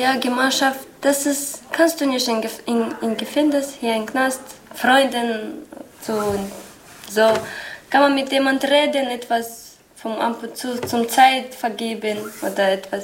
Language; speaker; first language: German; non-native, learner; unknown